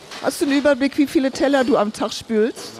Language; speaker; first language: German; native; German